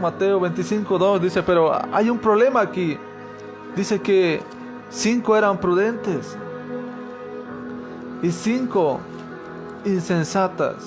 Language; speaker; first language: Spanish; native; Spanish